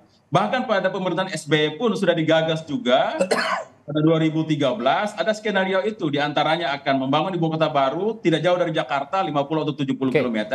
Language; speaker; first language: Indonesian; native; Indonesian